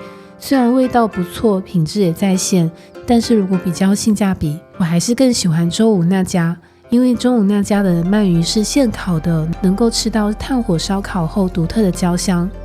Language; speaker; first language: Chinese; native; Chinese